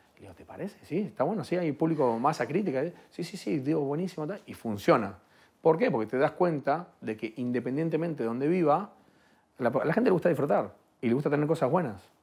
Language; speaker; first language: Spanish; native; Spanish